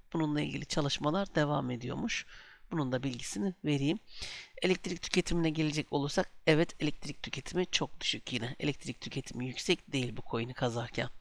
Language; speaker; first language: Turkish; native; Turkish